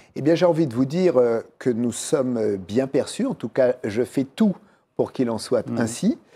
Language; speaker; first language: French; native; French